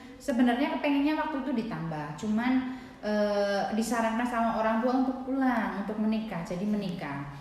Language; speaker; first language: Indonesian; native; Indonesian